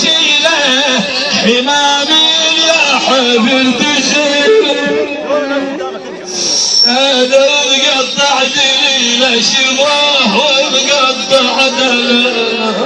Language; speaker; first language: Arabic; native; Arabic